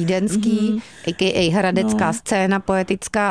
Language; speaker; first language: Czech; native; Czech